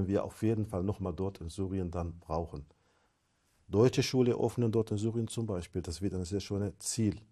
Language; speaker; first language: German; non-native, fluent; Arabic